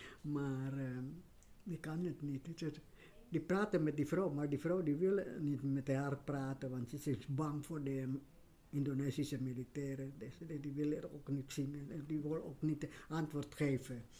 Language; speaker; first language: Dutch; non-native, learner; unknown